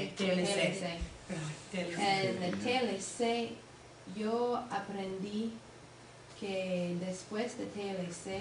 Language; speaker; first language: Spanish; non-native, learner; English